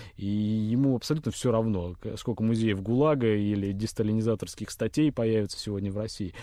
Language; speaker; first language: Russian; native; Russian